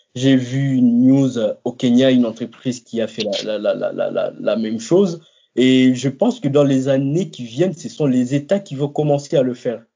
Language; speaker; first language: French; non-native, local second language; Lingala